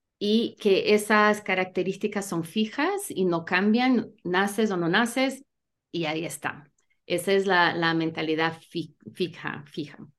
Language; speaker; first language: Spanish; early bilingual, heritage; Spanish